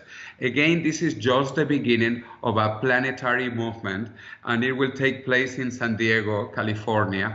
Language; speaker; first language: English; non-native, fluent; Spanish